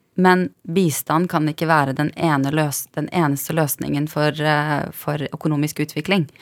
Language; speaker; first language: Norwegian; early bilingual, other home language; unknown